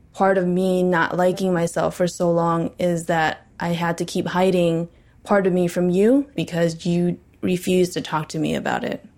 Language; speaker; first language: English; early bilingual, other home language; Chinese